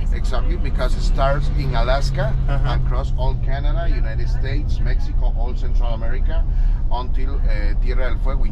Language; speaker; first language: English; non-native, fluent; Spanish